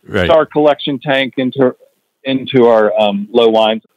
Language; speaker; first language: English; native; English